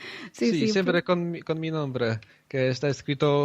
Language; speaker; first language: Spanish; non-native, fluent; Polish